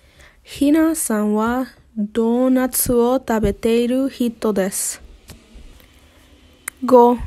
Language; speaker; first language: Japanese; non-native, learner; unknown